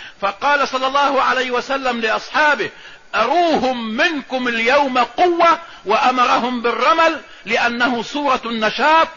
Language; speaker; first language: Arabic; native; Arabic